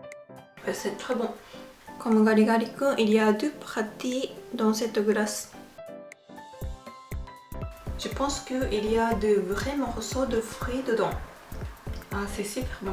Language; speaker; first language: French; non-native, fluent; Japanese